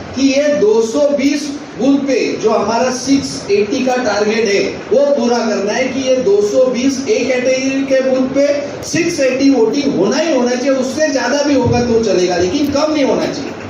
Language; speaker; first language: Hindi; non-native, local second language; Marathi